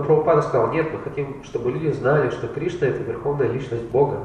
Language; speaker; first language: Russian; native; Russian